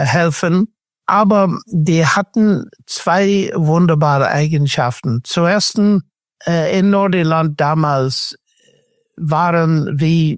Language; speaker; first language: German; non-native, fluent; English